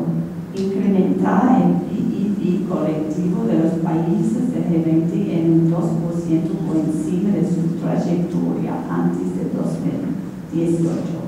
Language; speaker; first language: Spanish; non-native, fluent; English